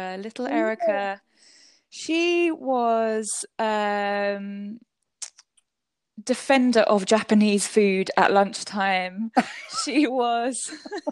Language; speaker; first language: English; native; English